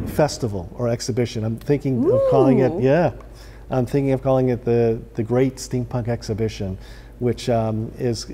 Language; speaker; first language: English; native; English